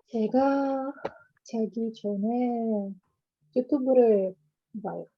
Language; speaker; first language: Korean; non-native, learner; Russian